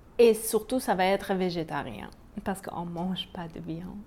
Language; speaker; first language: French; non-native, learner; Persian